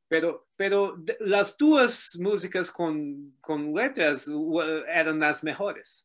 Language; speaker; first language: Spanish; non-native, learner; Portuguese